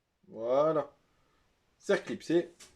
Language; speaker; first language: French; native; French